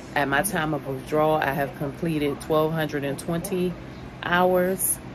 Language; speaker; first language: English; native; English